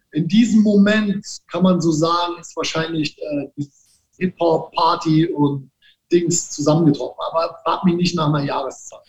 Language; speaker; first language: German; native; German